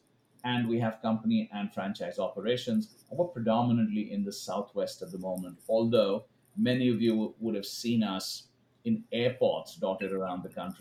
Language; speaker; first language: English; non-native, local second language; Hindi